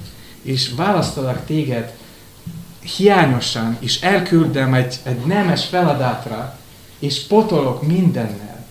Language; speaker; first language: Hungarian; non-native, fluent; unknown